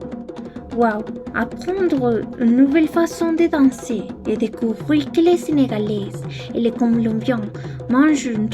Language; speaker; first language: French; non-native, learner; Spanish